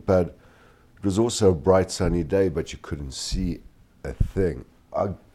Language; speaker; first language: English; native; English